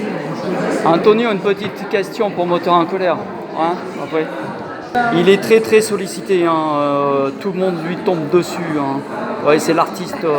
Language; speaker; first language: French; native; French